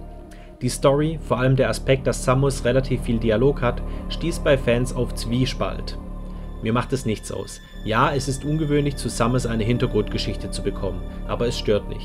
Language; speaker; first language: German; native; German